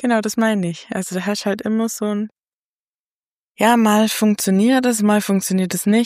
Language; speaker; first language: German; native; German